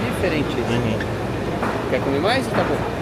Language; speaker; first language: Portuguese; native; Portuguese